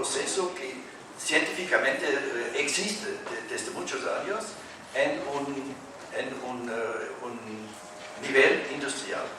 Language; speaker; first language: Spanish; non-native, fluent; German